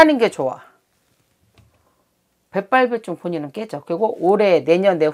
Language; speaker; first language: Korean; native; Korean